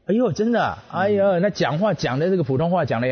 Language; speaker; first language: Chinese; native; Chinese